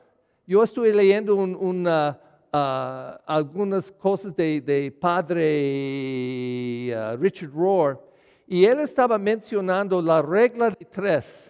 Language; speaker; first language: Spanish; non-native, learner; English